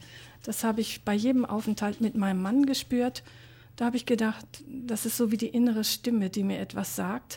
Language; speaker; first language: German; native; German